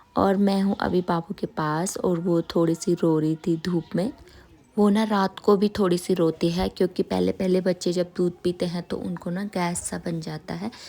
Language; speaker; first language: Hindi; native; Hindi